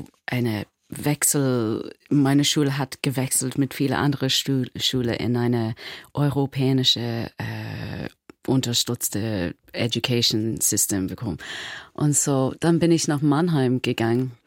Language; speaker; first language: German; non-native, fluent; English